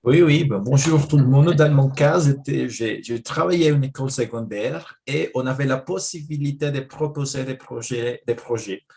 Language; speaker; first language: French; non-native, fluent; Spanish